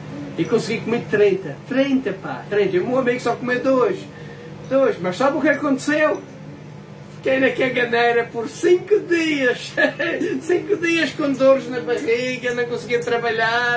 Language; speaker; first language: Portuguese; non-native, fluent; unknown